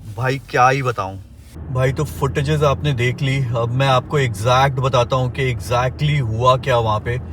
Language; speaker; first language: Hindi; native; Hindi